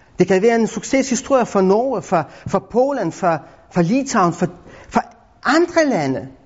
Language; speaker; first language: Danish; non-native, fluent; Lithuanian